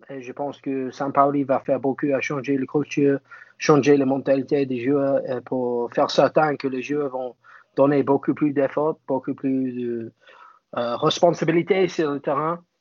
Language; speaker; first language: French; non-native, fluent; English